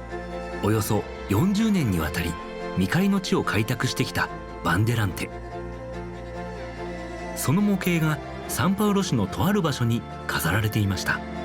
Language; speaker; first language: Japanese; native; Japanese